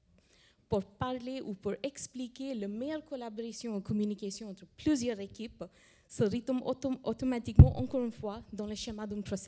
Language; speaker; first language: French; non-native, fluent; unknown